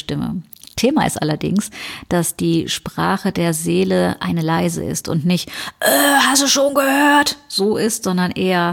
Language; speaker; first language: German; native; German